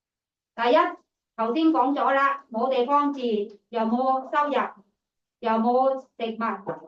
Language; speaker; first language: Cantonese; non-native, fluent; Thai